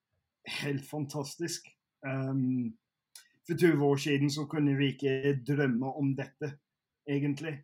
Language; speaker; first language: Norwegian; non-native, fluent; English